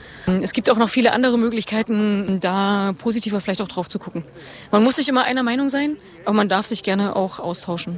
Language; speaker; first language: German; native; German